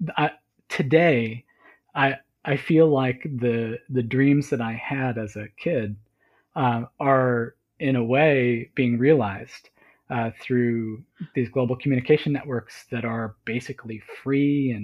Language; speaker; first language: English; native; English